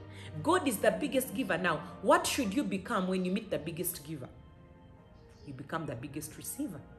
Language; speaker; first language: English; native; English